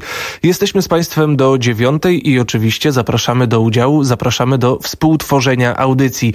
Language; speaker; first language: Polish; native; Polish